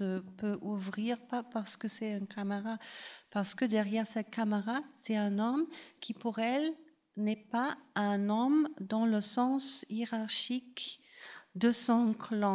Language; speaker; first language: French; non-native, fluent; German